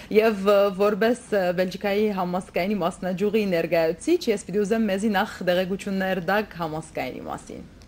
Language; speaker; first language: Armenian; native; Armenian